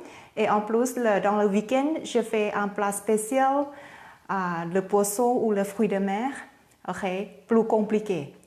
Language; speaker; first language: French; non-native, fluent; Thai